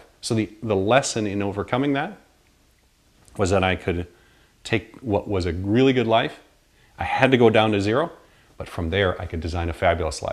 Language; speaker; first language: English; native; English